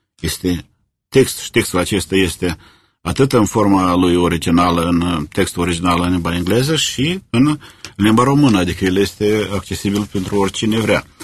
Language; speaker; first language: Romanian; native; Romanian